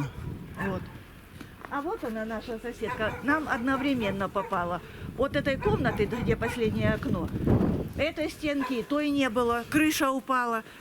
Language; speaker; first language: Russian; native; Russian